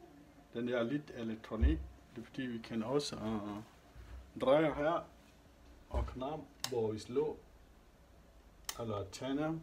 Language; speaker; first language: Danish; non-native, learner; Achinese